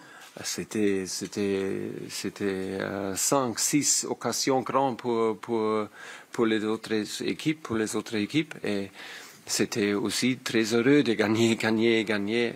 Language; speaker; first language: French; non-native, learner; German